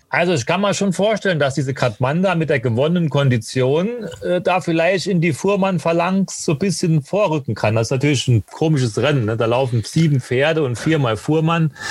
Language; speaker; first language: German; native; German